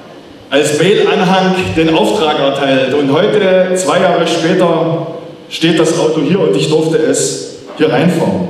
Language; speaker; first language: German; native; German